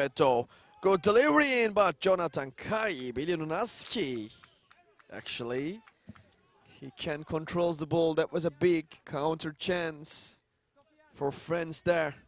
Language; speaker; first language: English; non-native, fluent; Turkish